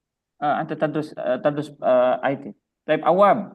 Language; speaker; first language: Arabic; non-native, fluent; Indonesian